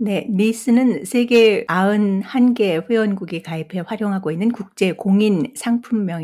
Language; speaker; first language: Korean; native; Korean